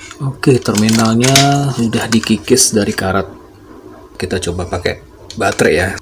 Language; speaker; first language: Indonesian; native; Indonesian